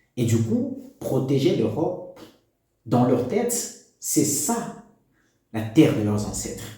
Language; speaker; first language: French; non-native, local second language; Lingala